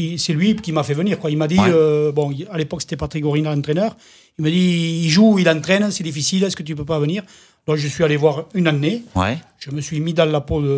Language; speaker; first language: French; native; French